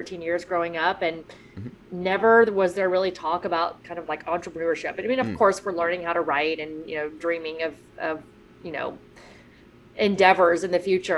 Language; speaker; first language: English; native; English